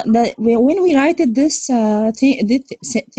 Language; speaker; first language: English; non-native, learner; Arabic